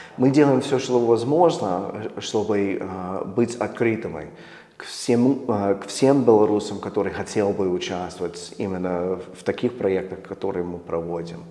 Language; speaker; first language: Russian; non-native, fluent; English